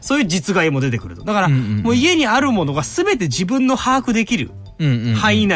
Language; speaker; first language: Japanese; native; Japanese